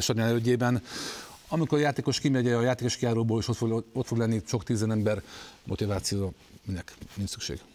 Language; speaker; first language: Hungarian; native; Hungarian